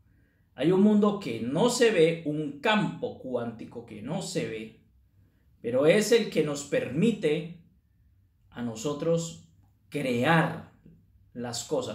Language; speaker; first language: Spanish; native; Spanish